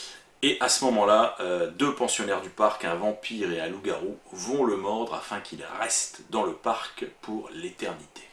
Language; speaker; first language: French; native; French